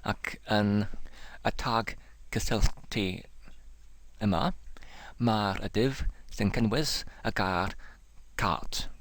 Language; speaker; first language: Welsh; non-native, learner; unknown